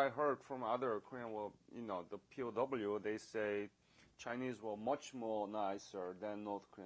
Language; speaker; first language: English; non-native, fluent; Korean